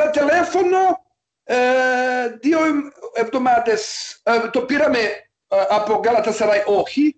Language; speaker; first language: Greek; non-native, learner; Serbian